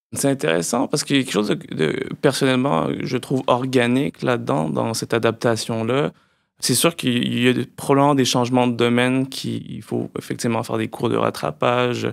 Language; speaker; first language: French; native; French